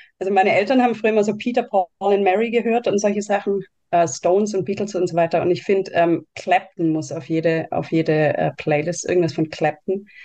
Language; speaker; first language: German; native; German